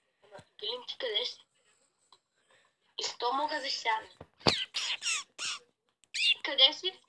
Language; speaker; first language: Bulgarian; early bilingual, heritage; English